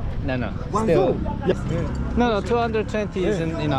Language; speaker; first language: English; non-native, learner; Korean